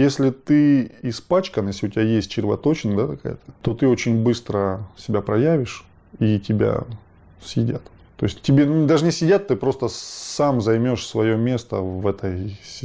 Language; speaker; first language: Russian; native; Russian